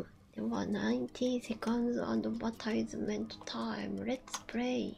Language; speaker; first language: English; non-native, learner; Japanese